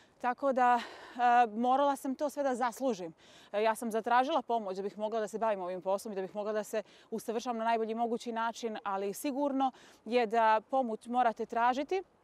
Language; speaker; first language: Serbian; native; Serbian